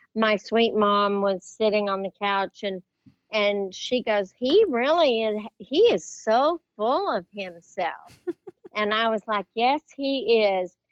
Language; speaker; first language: English; native; English